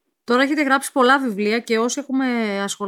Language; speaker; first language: Greek; native; Greek